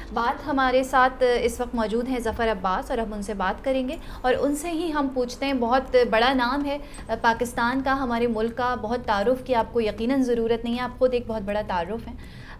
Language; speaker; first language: Urdu; native; Urdu